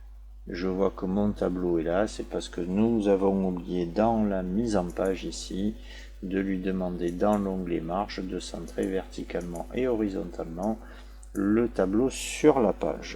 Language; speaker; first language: French; native; French